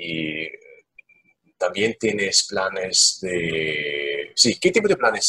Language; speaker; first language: Spanish; non-native, learner; German